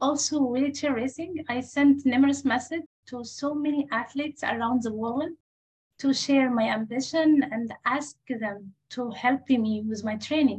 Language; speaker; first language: English; non-native, fluent; Arabic